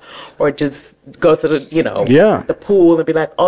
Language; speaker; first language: English; native; English